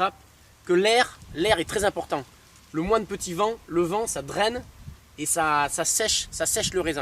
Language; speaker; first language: French; native; French